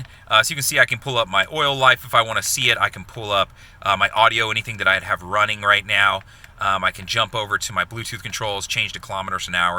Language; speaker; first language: English; native; English